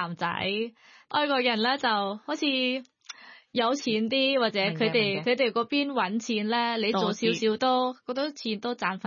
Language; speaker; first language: Cantonese; non-native, learner; Thai